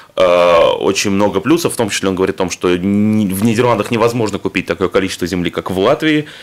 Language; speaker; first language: Russian; native; Russian